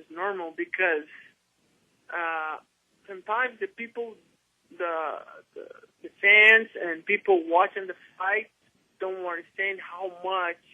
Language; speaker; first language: English; non-native, learner; Portuguese